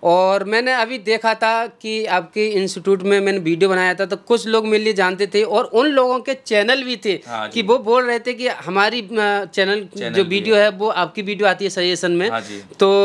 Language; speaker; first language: Hindi; native; Hindi